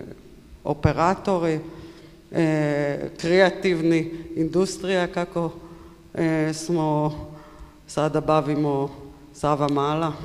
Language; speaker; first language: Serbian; non-native, learner; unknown